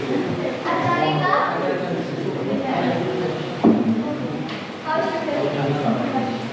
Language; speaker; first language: English; non-native, fluent; Indonesian